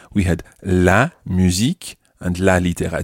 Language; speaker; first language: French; non-native, fluent; English